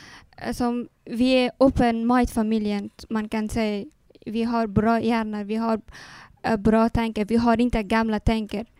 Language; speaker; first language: Swedish; non-native, learner; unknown